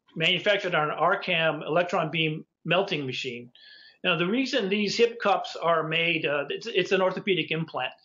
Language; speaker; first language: English; native; English